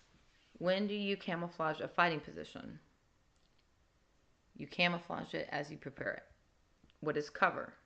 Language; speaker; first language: English; native; English